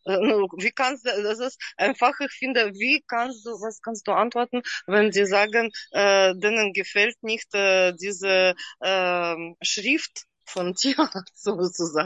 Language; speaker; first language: German; non-native, learner; Russian